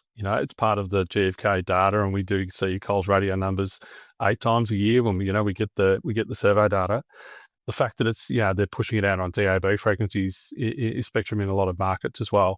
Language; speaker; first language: English; native; English